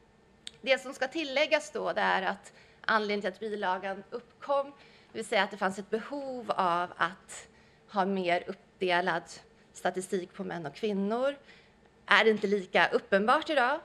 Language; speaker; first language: Swedish; native; Swedish